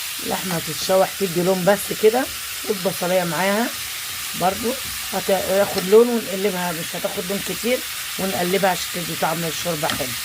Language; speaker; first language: Arabic; native; Arabic